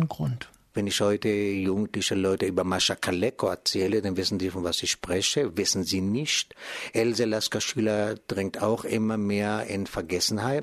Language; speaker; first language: German; non-native, fluent; Hebrew